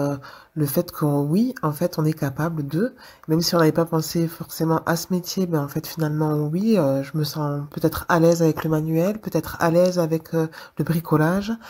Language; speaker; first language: French; native; French